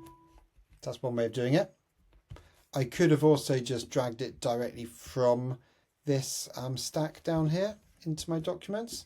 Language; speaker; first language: English; native; English